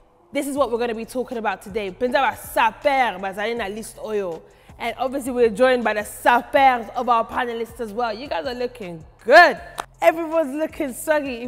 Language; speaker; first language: English; early bilingual, other home language; French